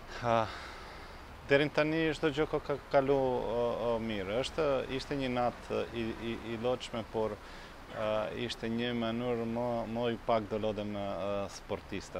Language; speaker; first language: Albanian; non-native, fluent; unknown